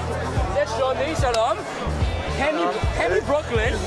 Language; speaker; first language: Hebrew; non-native, learner; English